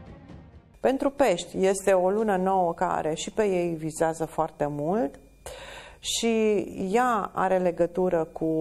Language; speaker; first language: Romanian; native; Romanian